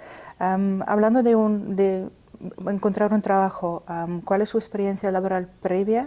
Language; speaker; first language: Spanish; non-native, fluent; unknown